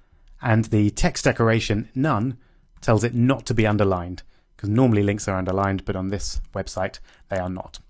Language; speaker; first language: English; native; English